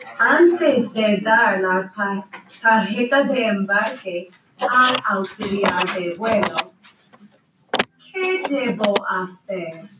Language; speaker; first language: Spanish; non-native, learner; English